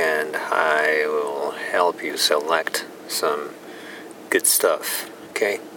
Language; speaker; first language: English; non-native, fluent; Japanese